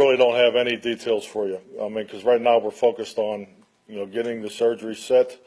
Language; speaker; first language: English; native; English